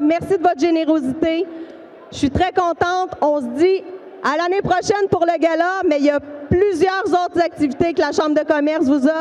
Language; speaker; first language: French; native; French